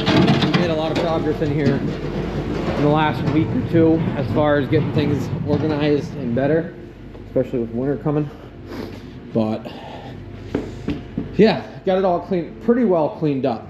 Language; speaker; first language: English; native; English